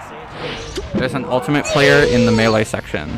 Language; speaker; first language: English; native; English